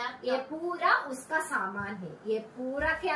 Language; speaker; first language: Hindi; non-native, local second language; Tamil